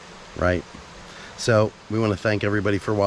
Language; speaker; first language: English; native; English